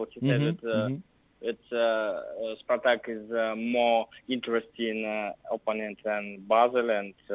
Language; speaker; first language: English; non-native, learner; Russian